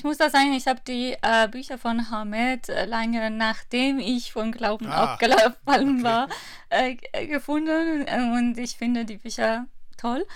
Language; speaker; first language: German; non-native, fluent; Persian